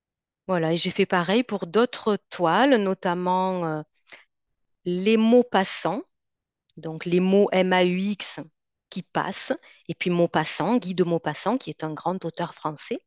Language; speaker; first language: French; native; French